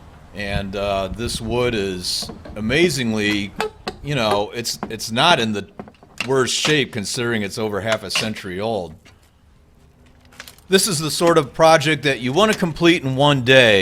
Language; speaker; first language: English; native; English